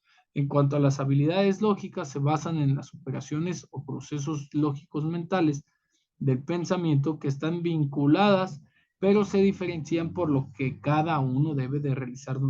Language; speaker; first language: Spanish; native; Spanish